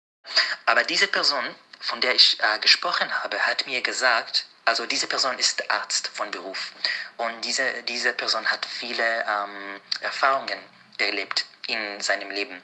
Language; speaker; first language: German; non-native, fluent; Arabic